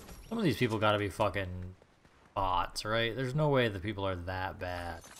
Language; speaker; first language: English; native; English